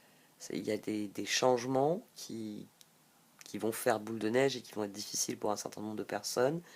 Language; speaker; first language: French; native; French